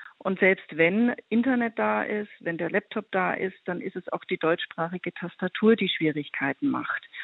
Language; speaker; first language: German; native; German